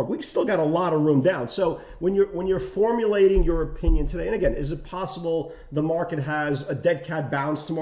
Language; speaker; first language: English; native; English